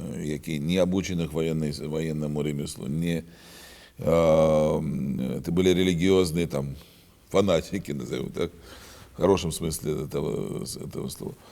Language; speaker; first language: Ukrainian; non-native, learner; Russian